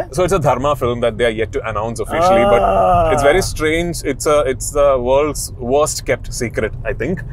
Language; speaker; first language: English; non-native, local second language; Malayalam